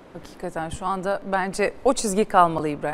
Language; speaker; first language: Turkish; native; Turkish